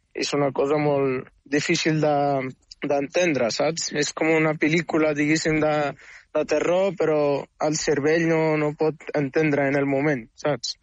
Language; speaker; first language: Catalan; non-native, fluent; Arabic